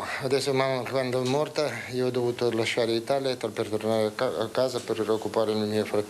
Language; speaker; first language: Italian; non-native, learner; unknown